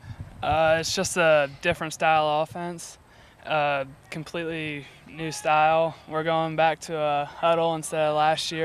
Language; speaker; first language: English; native; English